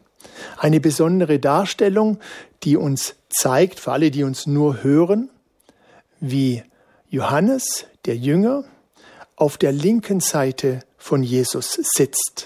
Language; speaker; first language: German; native; German